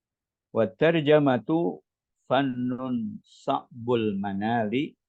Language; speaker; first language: Arabic; non-native, fluent; Indonesian